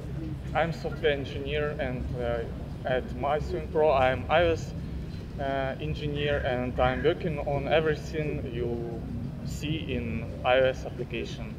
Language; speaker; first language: English; non-native, learner; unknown